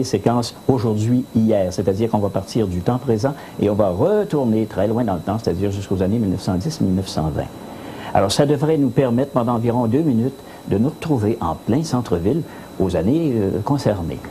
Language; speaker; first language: French; native; French